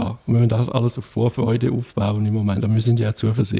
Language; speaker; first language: German; native; German